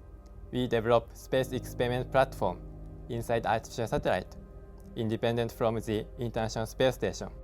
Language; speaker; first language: English; non-native, learner; Japanese